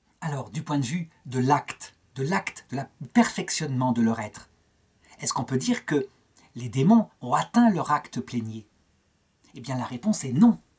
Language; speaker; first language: French; native; French